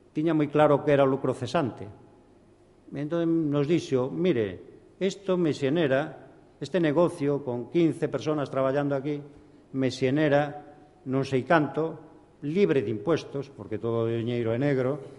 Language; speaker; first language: Galician; native; Galician